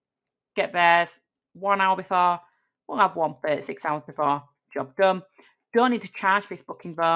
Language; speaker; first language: English; native; English